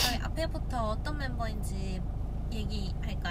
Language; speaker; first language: Korean; non-native, fluent; Vietnamese